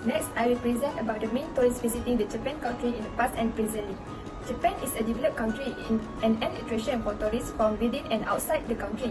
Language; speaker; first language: English; non-native, learner; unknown